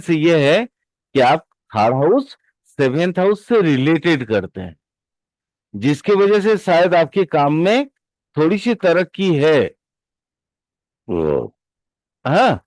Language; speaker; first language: Hindi; native; Hindi